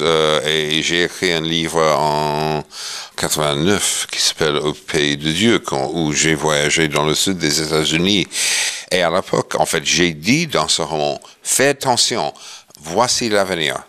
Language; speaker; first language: French; non-native, fluent; English